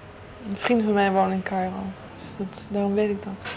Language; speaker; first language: Dutch; native; Dutch